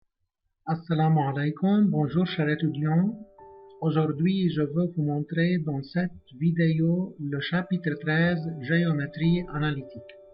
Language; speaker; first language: French; non-native, local second language; Arabic